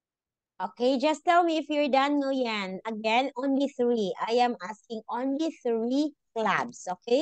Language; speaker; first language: English; non-native, local second language; Filipino